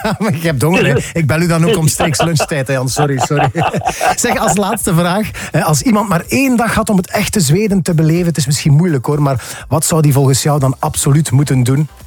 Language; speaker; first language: Dutch; native; Dutch